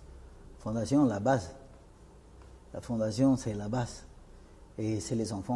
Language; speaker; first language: French; non-native, fluent; Spanish